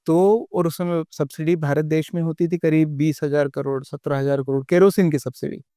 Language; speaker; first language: Hindi; native; Hindi